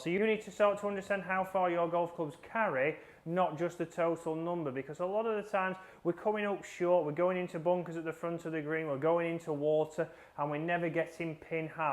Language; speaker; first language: English; native; English